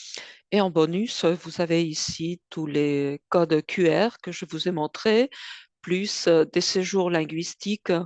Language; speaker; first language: French; non-native, fluent; Spanish